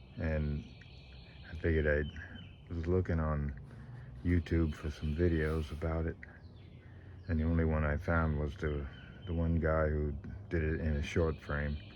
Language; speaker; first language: English; native; English